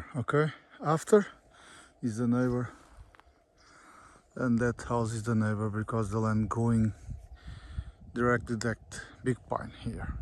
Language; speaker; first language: English; non-native, learner; Portuguese